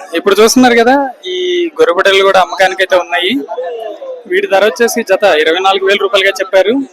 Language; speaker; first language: Telugu; native; Telugu